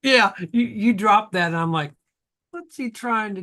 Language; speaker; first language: English; native; English